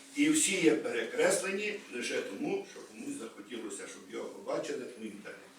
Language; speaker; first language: Ukrainian; native; Ukrainian